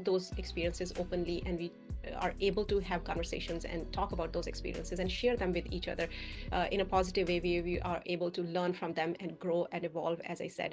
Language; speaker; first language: English; non-native, fluent; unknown